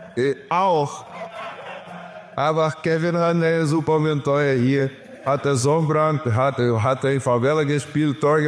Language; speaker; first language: German; non-native, learner; Portuguese